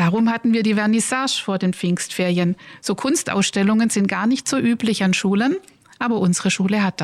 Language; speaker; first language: German; native; German